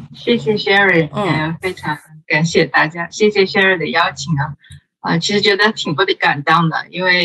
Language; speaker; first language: Chinese; native; Chinese